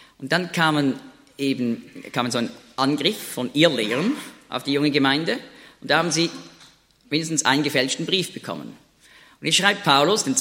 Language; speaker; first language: German; native; German